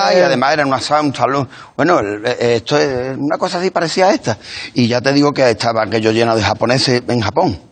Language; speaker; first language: Spanish; native; Spanish